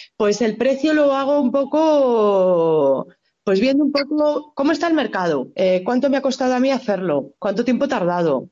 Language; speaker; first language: Spanish; native; Spanish